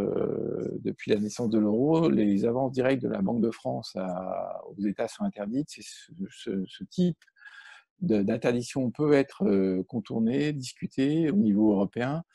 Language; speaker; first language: French; native; French